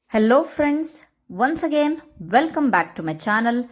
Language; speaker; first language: English; non-native, local second language; Kannada